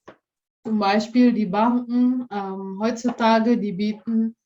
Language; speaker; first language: German; non-native, fluent; Indonesian